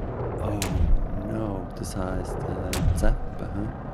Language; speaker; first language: German; native; German